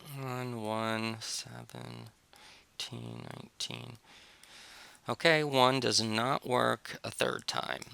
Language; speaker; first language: English; native; English